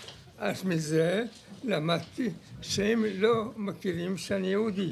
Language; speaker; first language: Hebrew; non-native, fluent; Polish